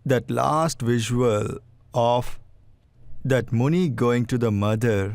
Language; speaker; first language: English; non-native, local second language; Telugu